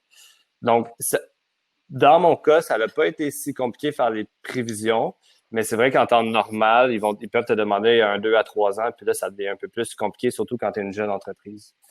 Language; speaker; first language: French; native; French